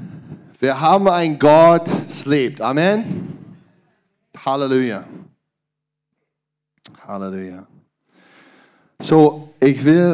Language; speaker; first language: German; non-native, learner; English